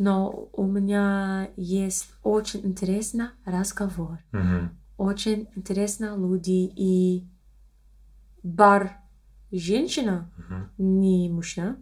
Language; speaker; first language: Russian; non-native, learner; English